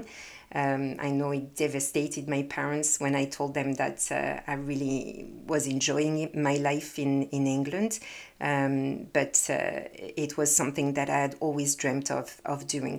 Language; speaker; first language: English; non-native, fluent; French